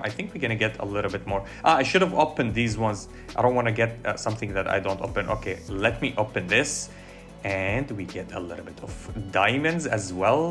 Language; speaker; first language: English; non-native, fluent; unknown